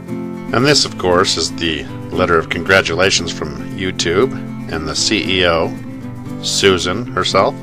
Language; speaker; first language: English; native; English